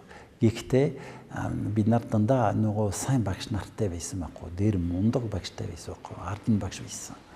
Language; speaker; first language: Mongolian; non-native, fluent; French